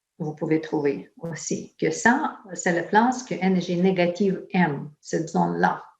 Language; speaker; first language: French; non-native, fluent; Ukrainian